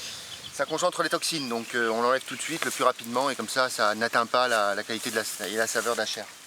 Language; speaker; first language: French; native; French